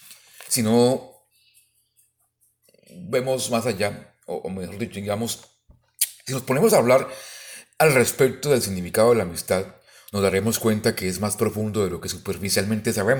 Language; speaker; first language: Spanish; native; Spanish